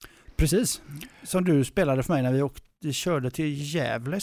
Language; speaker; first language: Swedish; native; Swedish